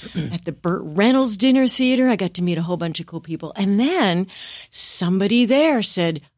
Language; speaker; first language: English; native; English